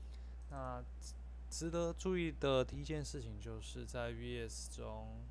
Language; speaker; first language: Chinese; native; Chinese